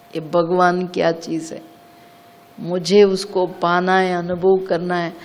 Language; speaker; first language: Hindi; non-native, local second language; Kannada